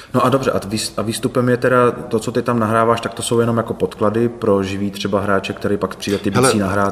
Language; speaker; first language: Czech; native; Czech